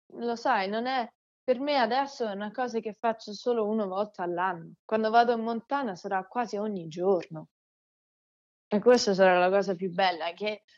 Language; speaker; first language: Italian; early bilingual, heritage; Italian